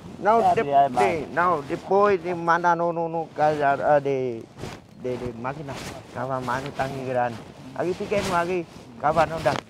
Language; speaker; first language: Portuguese; non-native, learner; Vietnamese